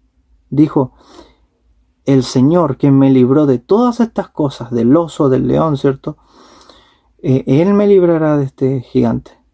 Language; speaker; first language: Spanish; native; Spanish